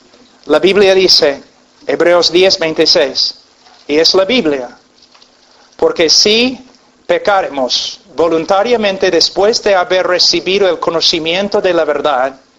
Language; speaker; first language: Spanish; non-native, fluent; English